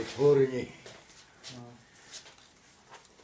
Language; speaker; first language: Polish; native; Polish